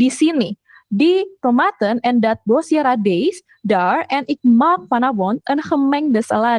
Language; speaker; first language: Dutch; non-native, fluent; Indonesian